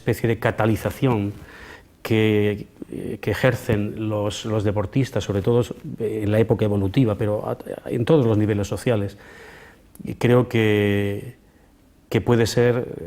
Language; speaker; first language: Spanish; native; Spanish